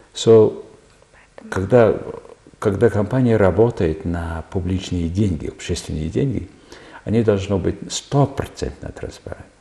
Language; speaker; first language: Russian; non-native, fluent; Mongolian